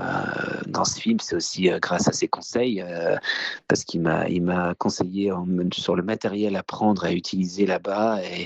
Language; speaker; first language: French; native; French